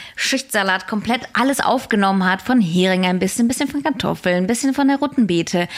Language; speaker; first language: German; early bilingual, other home language; Russian